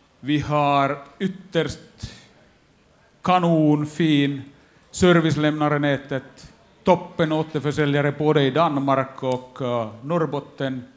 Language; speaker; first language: Swedish; non-native, fluent; Finnish